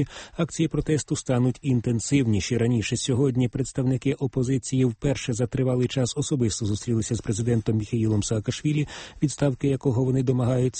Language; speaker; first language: Ukrainian; native; Ukrainian